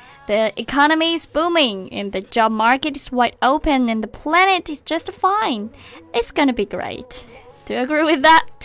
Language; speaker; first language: English; non-native, fluent; Chinese